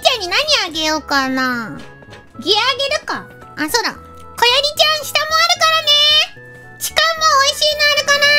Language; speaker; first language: Japanese; native; Japanese